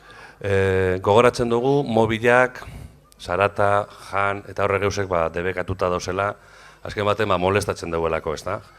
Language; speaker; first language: Basque; native; Basque